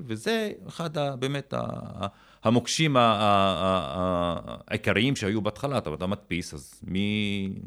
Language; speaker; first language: Hebrew; non-native, local second language; Arabic